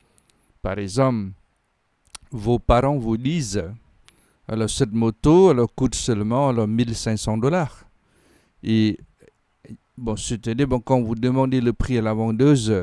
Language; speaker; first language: French; non-native, fluent; Khmer